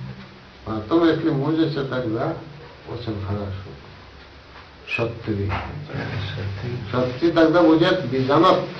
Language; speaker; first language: Russian; non-native, learner; Bangla